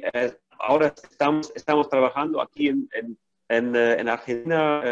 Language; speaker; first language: Spanish; non-native, fluent; German